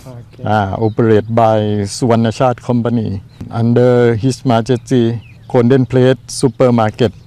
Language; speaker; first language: English; non-native, learner; Thai